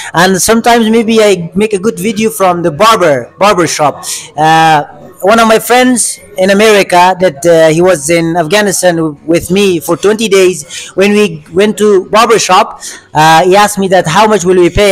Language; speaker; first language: English; non-native, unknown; Persian